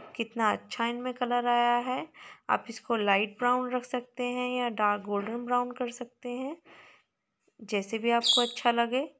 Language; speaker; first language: Hindi; native; Hindi